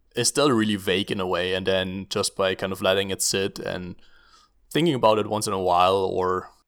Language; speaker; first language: English; non-native, fluent; German